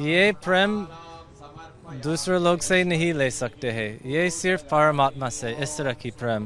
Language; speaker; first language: Hindi; non-native, learner; English